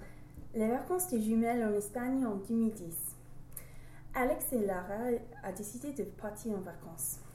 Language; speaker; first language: French; non-native, learner; English